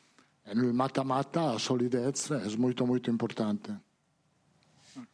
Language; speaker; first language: Portuguese; non-native, learner; Italian